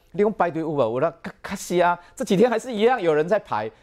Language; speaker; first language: Chinese; native; Chinese